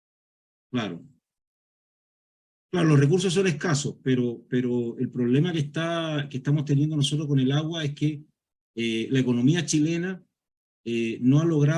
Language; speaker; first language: Spanish; native; Spanish